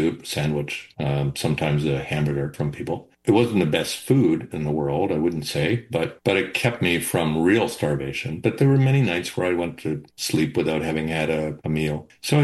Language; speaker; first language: English; native; English